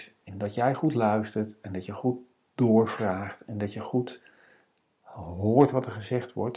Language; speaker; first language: Dutch; native; Dutch